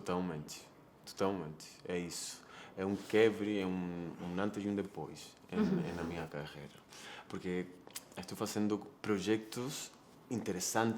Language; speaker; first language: Portuguese; non-native, fluent; Spanish